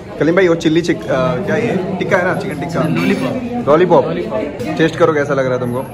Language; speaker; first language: Hindi; native; Hindi